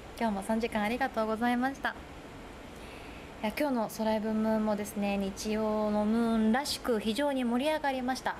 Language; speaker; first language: Japanese; native; Japanese